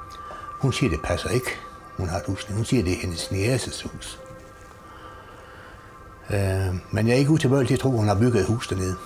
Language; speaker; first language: Danish; native; Danish